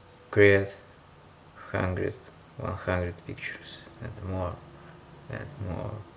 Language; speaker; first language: English; non-native, learner; Russian